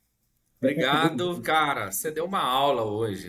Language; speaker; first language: Portuguese; native; Portuguese